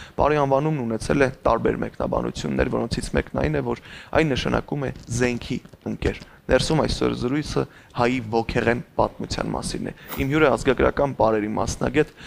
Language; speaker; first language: Armenian; native; Armenian